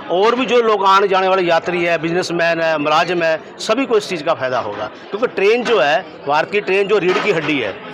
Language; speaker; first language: Hindi; non-native, local second language; Punjabi